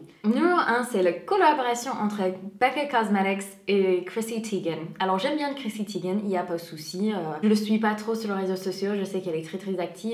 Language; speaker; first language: French; non-native, fluent; English